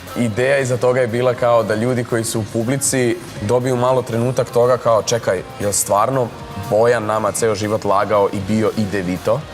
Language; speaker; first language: Serbian; early bilingual, heritage; Serbian